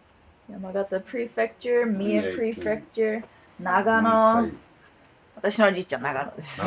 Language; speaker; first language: Japanese; non-native, fluent; English